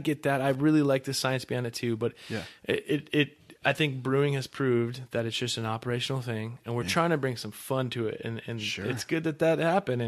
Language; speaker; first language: English; native; English